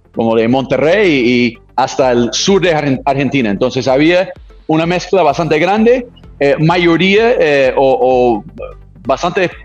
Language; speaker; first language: Spanish; non-native, fluent; English